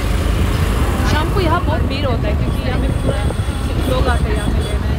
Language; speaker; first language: Hindi; non-native, local second language; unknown